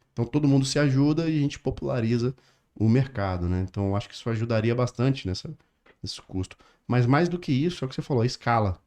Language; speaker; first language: Portuguese; native; Portuguese